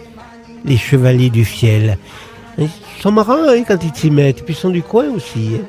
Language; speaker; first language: French; native; French